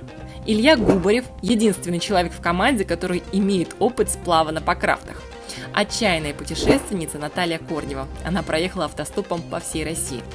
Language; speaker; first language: Russian; native; Russian